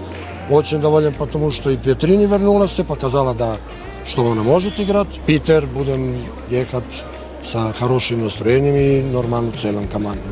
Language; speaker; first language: Russian; non-native, fluent; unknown